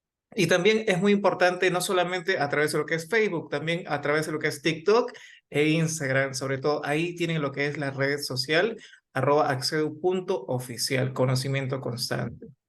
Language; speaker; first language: Spanish; native; Spanish